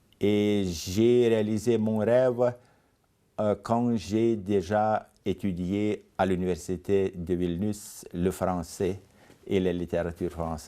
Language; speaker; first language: French; non-native, fluent; Lithuanian